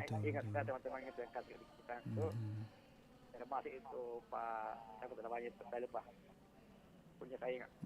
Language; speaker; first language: Indonesian; non-native, local second language; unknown